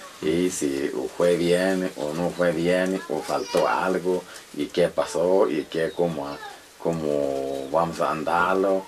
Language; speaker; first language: Spanish; non-native, local second language; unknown